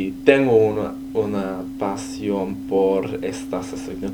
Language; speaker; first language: Spanish; non-native, learner; English